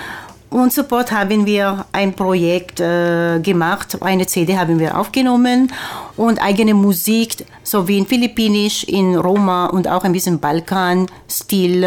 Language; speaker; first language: German; non-native, fluent; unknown